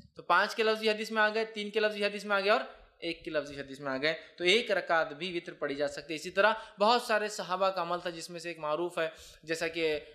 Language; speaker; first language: Urdu; native; Urdu